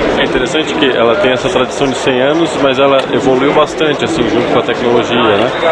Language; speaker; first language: Portuguese; native; Portuguese